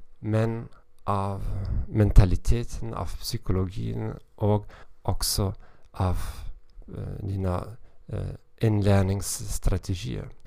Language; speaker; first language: Swedish; non-native, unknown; German